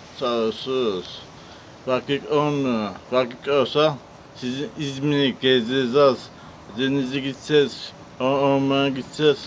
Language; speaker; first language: Turkish; non-native, learner; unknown